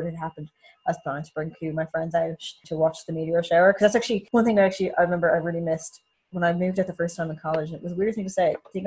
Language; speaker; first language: English; native; English